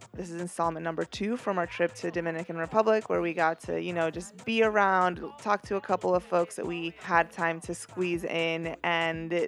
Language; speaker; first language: English; early bilingual, other home language; Spanish